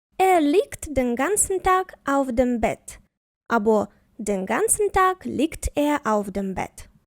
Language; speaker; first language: German; non-native, fluent; Ukrainian